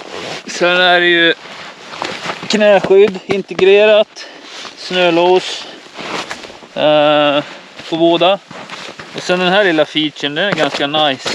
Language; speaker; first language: Swedish; native; Swedish